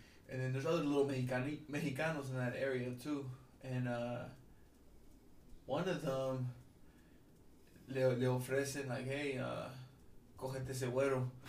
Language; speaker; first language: English; early bilingual, other home language; Spanish